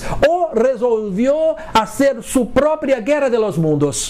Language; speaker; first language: Spanish; non-native, fluent; Portuguese